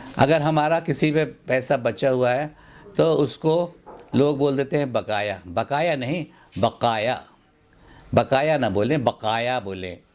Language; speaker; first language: Hindi; native; Hindi